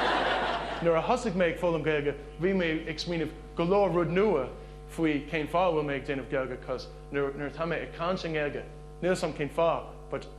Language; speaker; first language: Irish; non-native, learner; English